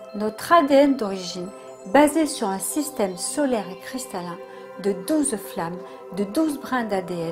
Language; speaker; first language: French; native; French